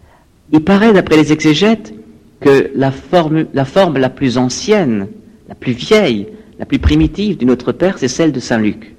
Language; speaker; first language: French; native; French